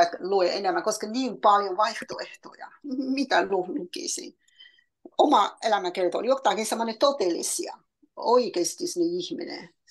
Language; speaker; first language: Finnish; non-native, learner; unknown